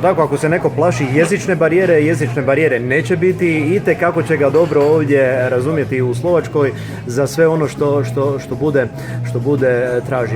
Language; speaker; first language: Croatian; native; Croatian